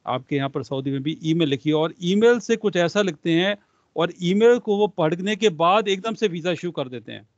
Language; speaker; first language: Hindi; non-native, local second language; Punjabi